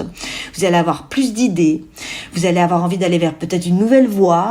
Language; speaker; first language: French; native; French